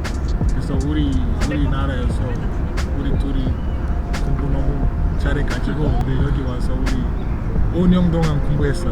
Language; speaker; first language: Korean; non-native, fluent; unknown